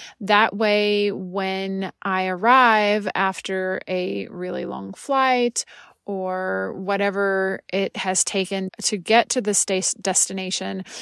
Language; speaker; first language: English; native; English